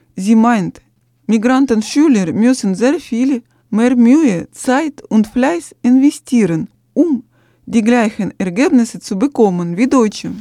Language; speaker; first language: German; non-native, fluent; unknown